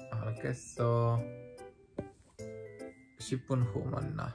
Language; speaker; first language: Korean; non-native, learner; Polish